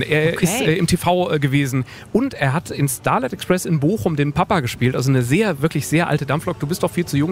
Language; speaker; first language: German; native; German